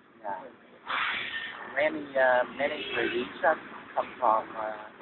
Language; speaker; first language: English; non-native, learner; Vietnamese